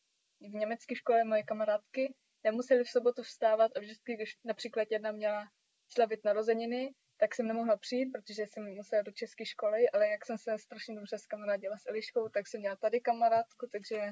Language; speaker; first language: Czech; early bilingual, heritage; Czech